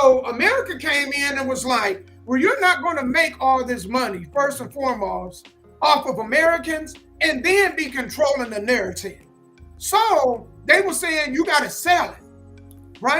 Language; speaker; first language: English; native; English